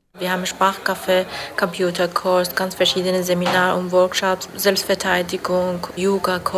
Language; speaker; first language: German; non-native, fluent; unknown